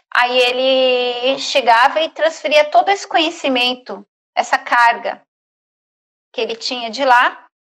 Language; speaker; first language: Portuguese; native; Portuguese